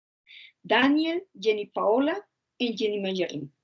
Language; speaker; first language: English; non-native, fluent; Spanish